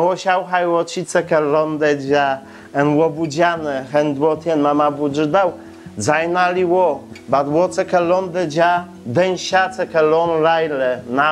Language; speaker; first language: Chinese; non-native, learner; Polish